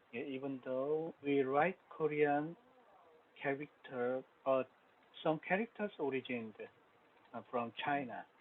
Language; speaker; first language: English; non-native, learner; Korean